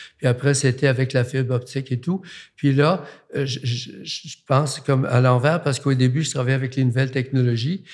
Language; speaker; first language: French; native; French